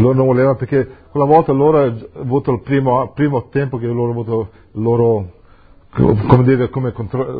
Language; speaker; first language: Italian; early bilingual, heritage; English